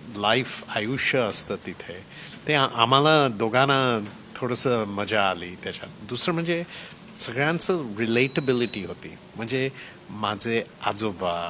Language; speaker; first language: Marathi; early bilingual, heritage; Marathi